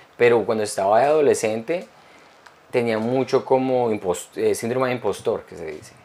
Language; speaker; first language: Spanish; early bilingual, heritage; Spanish